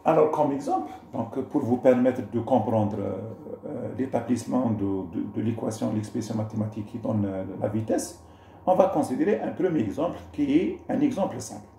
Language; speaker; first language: French; non-native, local second language; Arabic